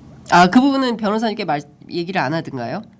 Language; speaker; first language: Korean; native; Korean